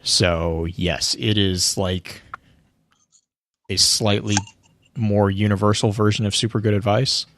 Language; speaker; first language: English; native; English